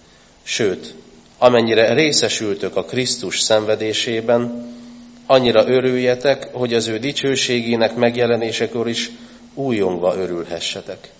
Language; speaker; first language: Hungarian; native; Hungarian